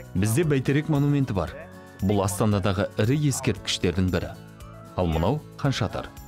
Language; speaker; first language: Kazakh; non-native, fluent; French